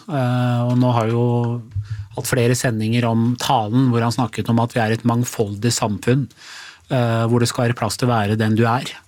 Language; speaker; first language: Norwegian; early bilingual, other home language; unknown